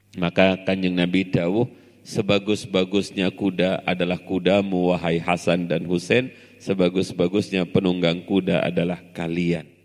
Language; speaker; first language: Indonesian; non-native, local second language; Javanese